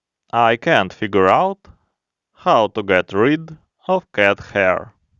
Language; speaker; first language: English; non-native, fluent; Ukrainian